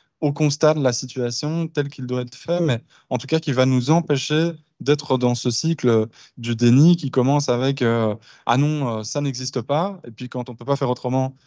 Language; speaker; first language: French; native; French